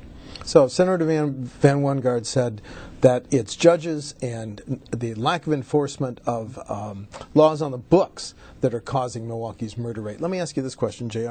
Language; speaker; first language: English; native; English